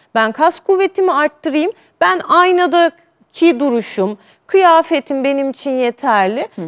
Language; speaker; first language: Turkish; native; Turkish